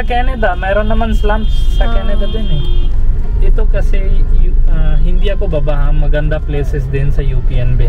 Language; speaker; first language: Filipino; non-native, learner; Hindi